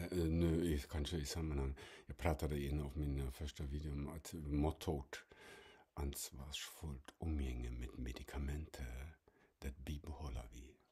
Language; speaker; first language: Swedish; non-native, fluent; German